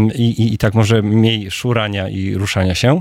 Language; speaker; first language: Polish; native; Polish